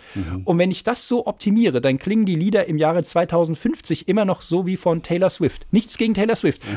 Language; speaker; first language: German; native; German